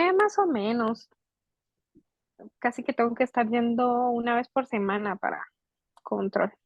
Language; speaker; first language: Spanish; native; Spanish